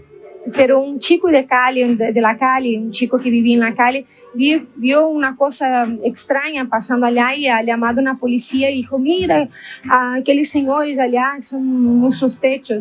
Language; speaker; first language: Spanish; non-native, learner; Portuguese